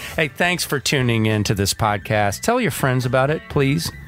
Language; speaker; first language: English; native; English